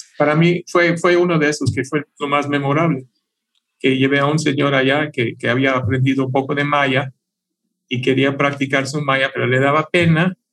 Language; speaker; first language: Spanish; non-native, fluent; English